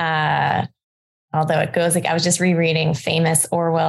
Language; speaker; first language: English; native; English